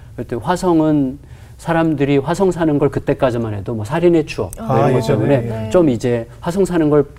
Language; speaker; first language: Korean; native; Korean